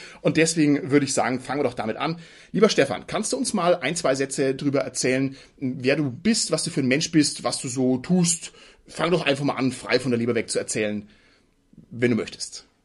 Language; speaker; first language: German; native; German